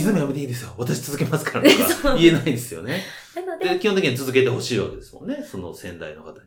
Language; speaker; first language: Japanese; native; Japanese